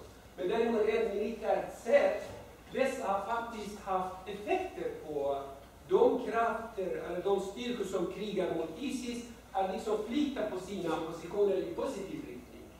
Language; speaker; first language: Swedish; non-native, fluent; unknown